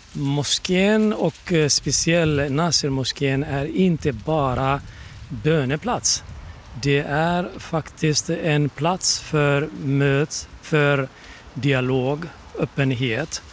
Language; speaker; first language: Swedish; non-native, fluent; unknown